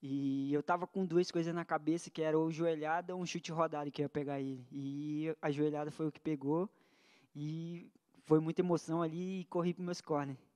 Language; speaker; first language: Portuguese; native; Portuguese